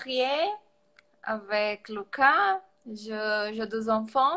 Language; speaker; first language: French; non-native, learner; Portuguese